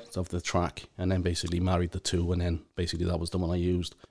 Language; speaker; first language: English; native; English